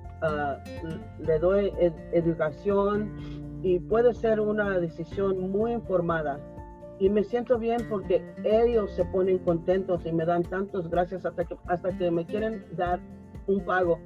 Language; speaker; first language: Spanish; early bilingual, heritage; Spanish